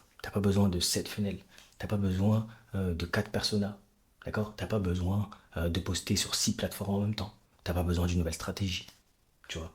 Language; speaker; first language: French; native; French